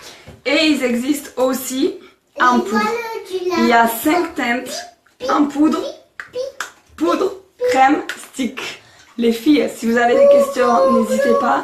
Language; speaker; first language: French; native; French